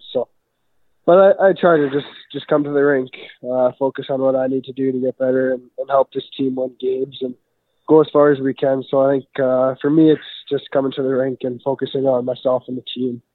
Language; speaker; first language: English; native; English